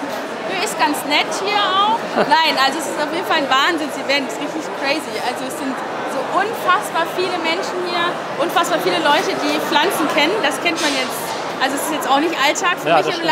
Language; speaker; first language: German; native; German